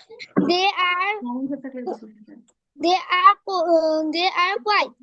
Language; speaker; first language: English; non-native, learner; Bangla